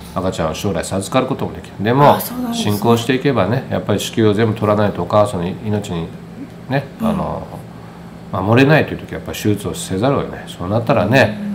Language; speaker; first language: Japanese; native; Japanese